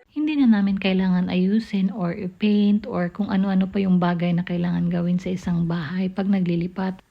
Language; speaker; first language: Filipino; non-native, local second language; Cebuano